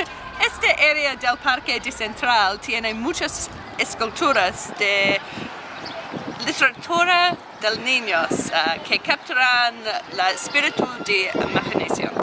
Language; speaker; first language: Spanish; non-native, learner; English